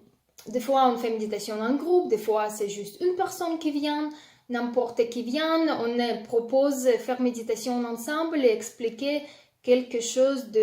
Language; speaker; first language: French; non-native, learner; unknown